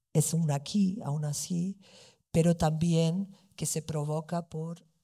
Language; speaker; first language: Spanish; non-native, fluent; Portuguese